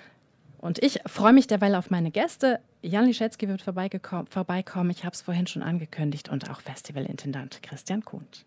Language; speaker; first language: German; native; German